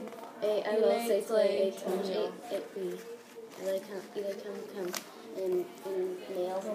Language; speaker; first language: French; non-native, learner; English